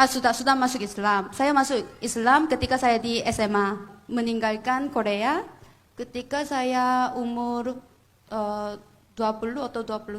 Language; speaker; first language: Indonesian; non-native, fluent; Korean